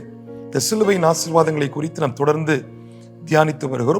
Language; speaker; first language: Tamil; native; Tamil